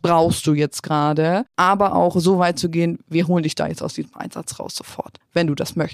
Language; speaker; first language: German; native; German